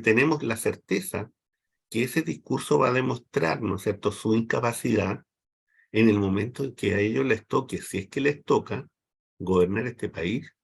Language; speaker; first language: Spanish; native; Spanish